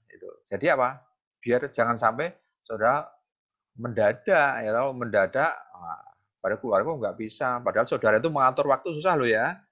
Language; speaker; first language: Indonesian; non-native, local second language; Javanese